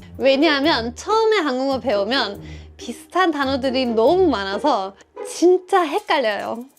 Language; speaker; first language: Korean; non-native, fluent; German